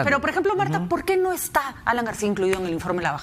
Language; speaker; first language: Spanish; native; Spanish